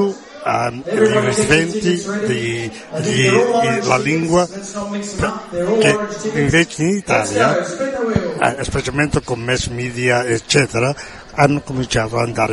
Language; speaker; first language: Italian; native; Italian